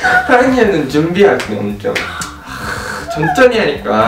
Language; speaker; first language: Korean; non-native, fluent; Japanese